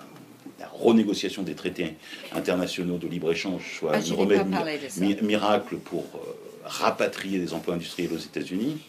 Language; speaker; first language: French; native; French